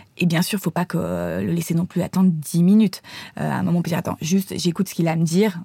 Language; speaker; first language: French; native; French